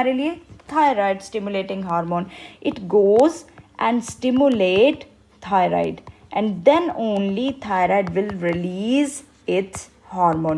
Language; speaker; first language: English; non-native, local second language; Hindi